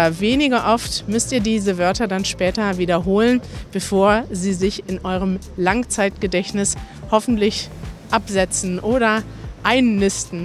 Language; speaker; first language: German; native; German